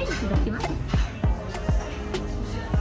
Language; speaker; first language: Japanese; non-native, learner; German